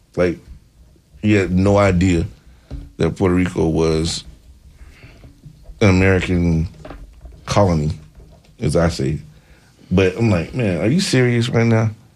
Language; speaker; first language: English; native; English